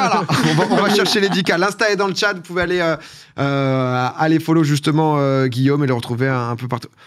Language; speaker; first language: French; native; French